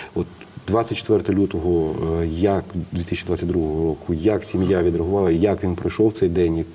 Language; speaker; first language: Ukrainian; native; Ukrainian